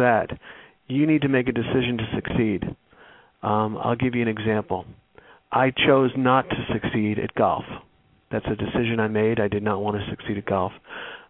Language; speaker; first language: English; native; English